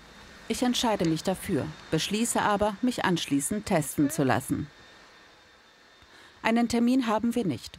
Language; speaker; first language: German; native; German